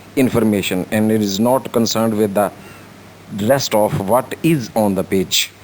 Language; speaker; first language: English; non-native, local second language; Urdu